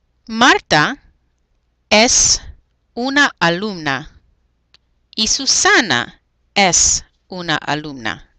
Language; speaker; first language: Spanish; non-native, fluent; English